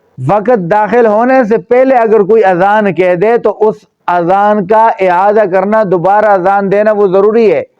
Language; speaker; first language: Urdu; non-native, local second language; Pashto